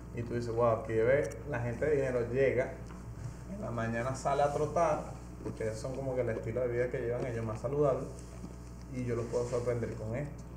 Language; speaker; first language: Spanish; native; Spanish